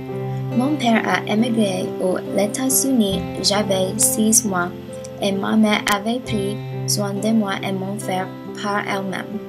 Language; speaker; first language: French; non-native, learner; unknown